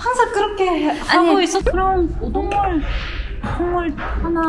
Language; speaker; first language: Korean; non-native, fluent; Arabic